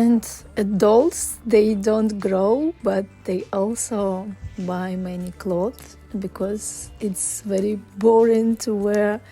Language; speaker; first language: English; non-native, fluent; Russian